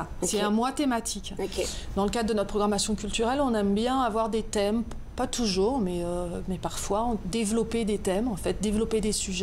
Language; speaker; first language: French; native; French